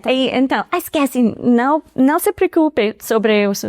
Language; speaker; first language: Portuguese; non-native, fluent; English